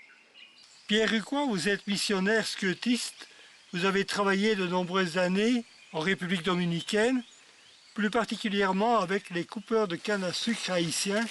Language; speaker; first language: French; native; French